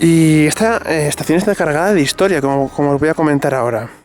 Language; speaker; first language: Spanish; native; Spanish